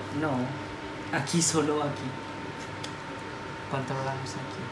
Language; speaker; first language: Spanish; non-native, learner; Thai